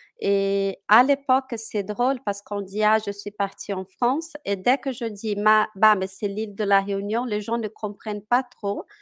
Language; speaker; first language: French; non-native, fluent; Portuguese